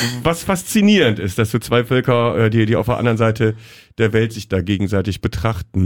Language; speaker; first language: German; native; German